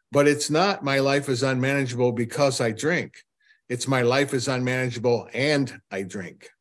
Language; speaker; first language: English; native; English